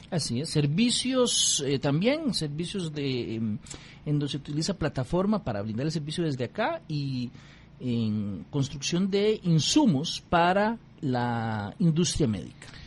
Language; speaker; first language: Spanish; native; Spanish